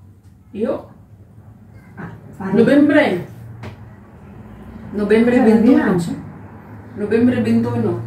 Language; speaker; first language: Italian; non-native, learner; Cebuano